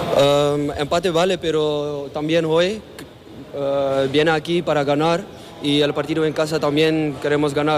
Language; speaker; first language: Spanish; non-native, learner; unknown